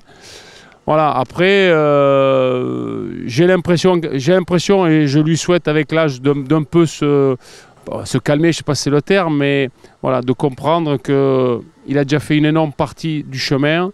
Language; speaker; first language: French; native; French